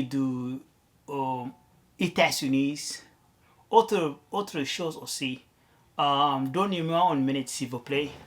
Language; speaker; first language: French; non-native, learner; Arabic